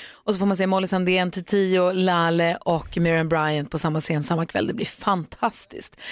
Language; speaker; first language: Swedish; native; Swedish